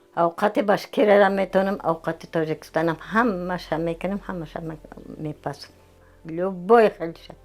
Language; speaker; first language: Tajik; non-native, fluent; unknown